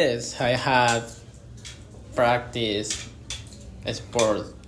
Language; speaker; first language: English; non-native, learner; Spanish